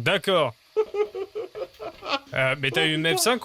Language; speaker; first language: French; native; French